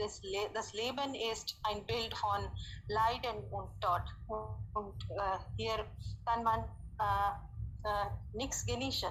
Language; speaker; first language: German; non-native, learner; Hindi